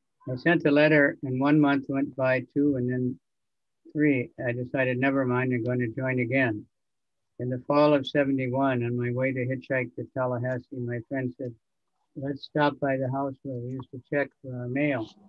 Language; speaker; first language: English; native; English